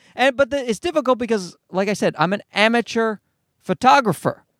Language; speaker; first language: English; native; English